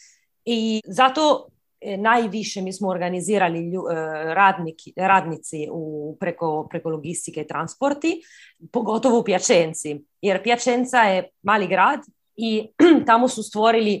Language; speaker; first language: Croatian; early bilingual, heritage; Croatian